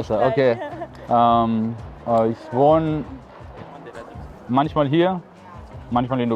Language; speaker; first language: German; non-native, fluent; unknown